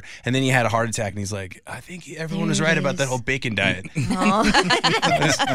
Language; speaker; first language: English; native; English